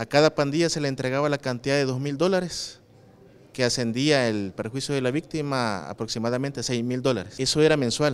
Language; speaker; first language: Spanish; native; Spanish